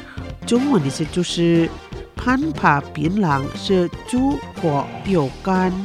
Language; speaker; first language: Chinese; non-native, fluent; Indonesian